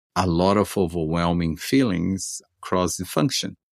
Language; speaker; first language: English; non-native, fluent; Portuguese